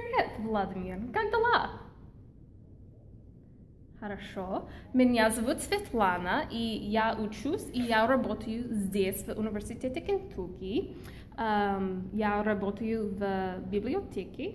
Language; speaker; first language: Russian; non-native, learner; English